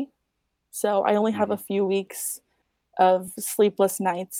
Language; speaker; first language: English; native; English